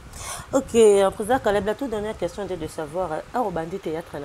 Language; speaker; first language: French; non-native, local second language; Lingala